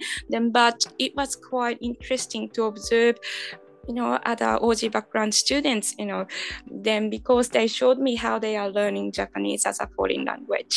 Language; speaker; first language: English; non-native, fluent; Japanese